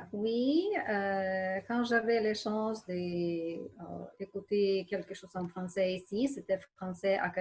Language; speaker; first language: French; non-native, learner; Ukrainian